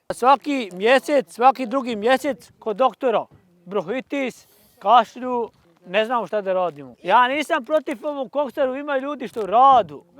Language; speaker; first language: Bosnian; non-native, local second language; Romany